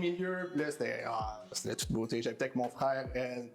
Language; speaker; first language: French; native; French